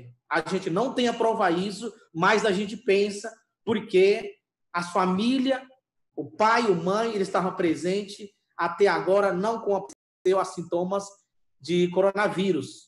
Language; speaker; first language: Portuguese; non-native, local second language; Yanomámi